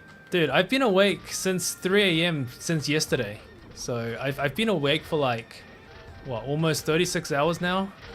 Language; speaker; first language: English; native; English